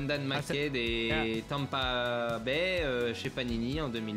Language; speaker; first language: French; native; French